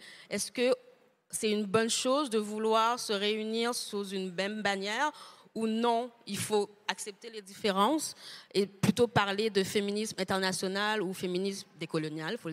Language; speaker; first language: French; native; French